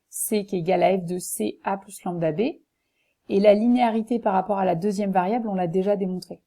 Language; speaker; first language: French; native; French